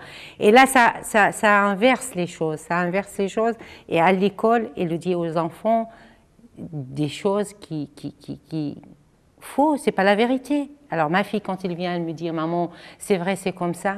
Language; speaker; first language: French; non-native, fluent; Arabic